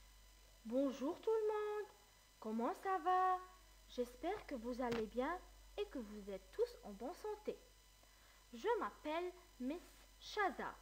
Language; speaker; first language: French; non-native, fluent; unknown